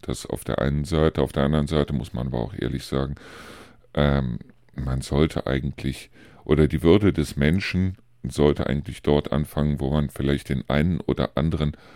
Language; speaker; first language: German; native; German